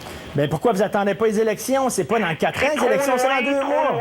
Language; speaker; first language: French; native; French